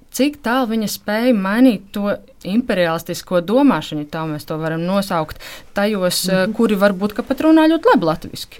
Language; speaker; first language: Latvian; non-native, local second language; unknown